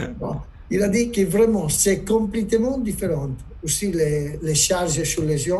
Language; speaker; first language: French; non-native, learner; Italian